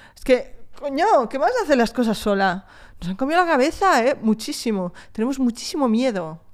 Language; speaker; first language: Spanish; early bilingual, other home language; French